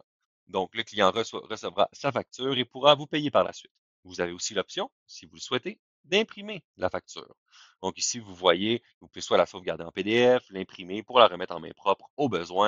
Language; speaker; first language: French; native; French